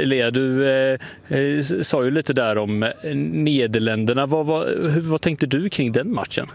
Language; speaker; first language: Swedish; native; Swedish